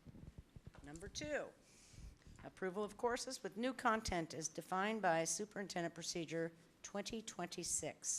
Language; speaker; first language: English; native; English